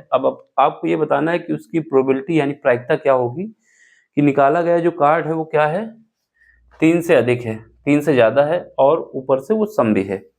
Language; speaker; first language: Hindi; native; Hindi